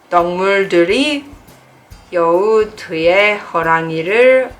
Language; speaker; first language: Korean; non-native, learner; English